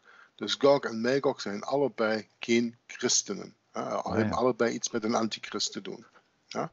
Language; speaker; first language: Dutch; native; Dutch